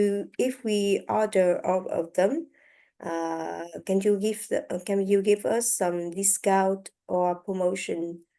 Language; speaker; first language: English; non-native, learner; French